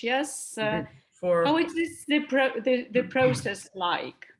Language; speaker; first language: English; non-native, fluent; Polish